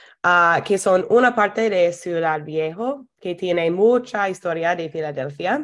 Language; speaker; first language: Spanish; non-native, fluent; English